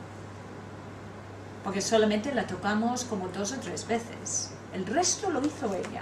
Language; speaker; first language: Spanish; non-native, fluent; English